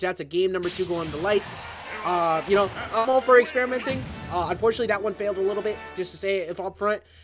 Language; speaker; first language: English; native; English